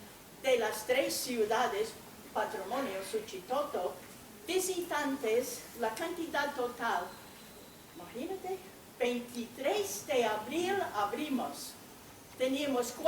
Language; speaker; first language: Spanish; non-native, fluent; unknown